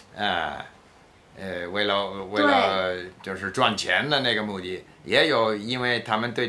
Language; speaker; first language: Chinese; non-native, fluent; English